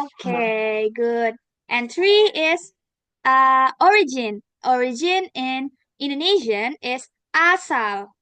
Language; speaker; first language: English; non-native, learner; Indonesian